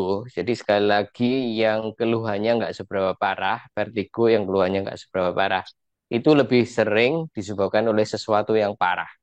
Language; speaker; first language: Indonesian; native; Indonesian